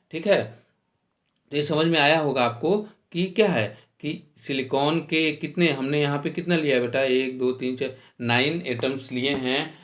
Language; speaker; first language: Hindi; native; Hindi